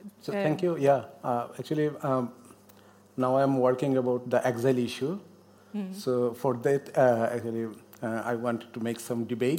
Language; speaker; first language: English; non-native, learner; Bangla